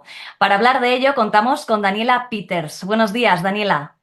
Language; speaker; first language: Spanish; native; Spanish